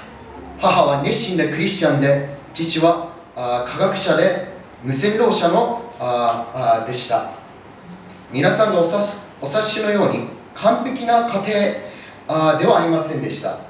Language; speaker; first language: Japanese; early bilingual, other home language; English